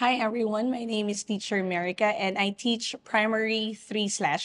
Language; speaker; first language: English; non-native, fluent; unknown